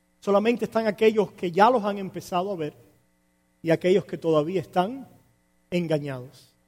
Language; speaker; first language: Spanish; native; Spanish